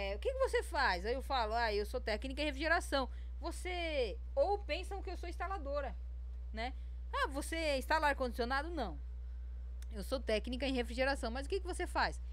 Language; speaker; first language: Portuguese; native; Portuguese